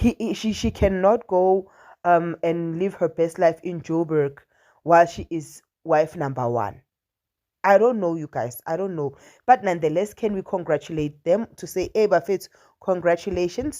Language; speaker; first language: English; non-native, local second language; Zulu